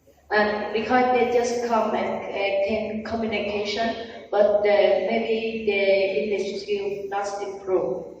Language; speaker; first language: English; non-native, learner; Vietnamese